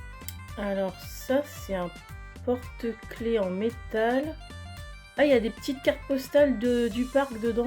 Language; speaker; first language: French; native; French